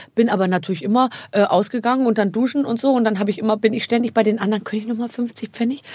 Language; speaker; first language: German; native; German